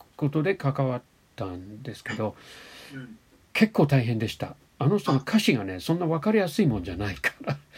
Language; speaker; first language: Japanese; non-native, fluent; English